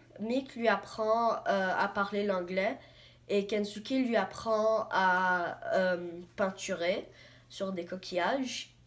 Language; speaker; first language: French; non-native, learner; English